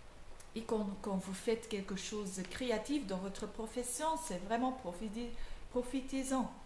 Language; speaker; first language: French; non-native, local second language; Dutch